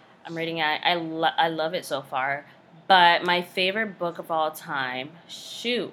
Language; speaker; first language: English; non-native, fluent; Haitian Creole